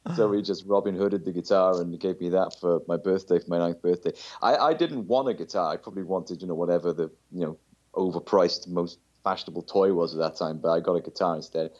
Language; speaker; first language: English; native; English